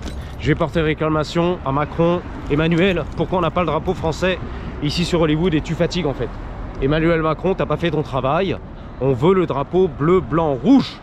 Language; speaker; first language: French; native; French